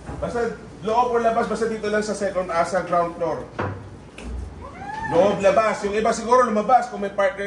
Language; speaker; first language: Filipino; native; Filipino